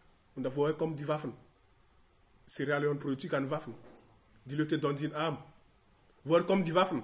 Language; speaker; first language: German; non-native, learner; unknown